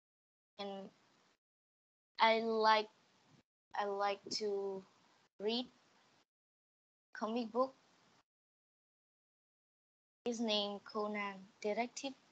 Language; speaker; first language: English; non-native, learner; Vietnamese